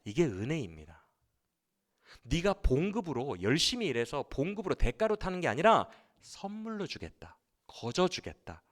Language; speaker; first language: Korean; native; Korean